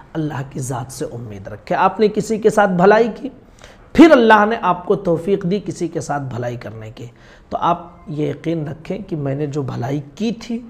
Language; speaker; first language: Hindi; native; Hindi